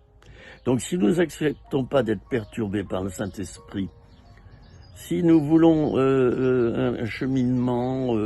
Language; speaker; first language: French; native; French